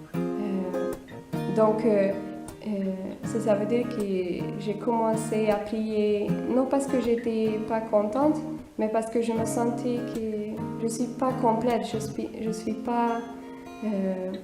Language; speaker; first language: French; non-native, fluent; Hungarian